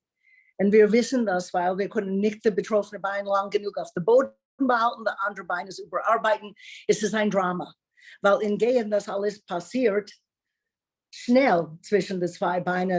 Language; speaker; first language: German; non-native, learner; English